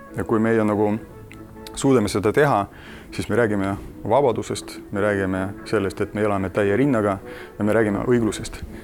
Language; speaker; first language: Estonian; non-native, local second language; Russian